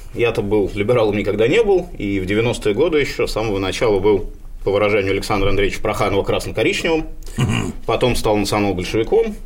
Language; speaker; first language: Russian; native; Russian